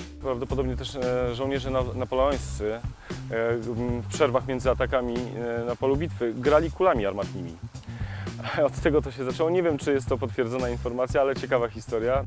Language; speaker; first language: Polish; native; Polish